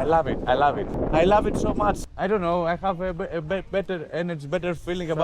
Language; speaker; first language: English; non-native, fluent; Greek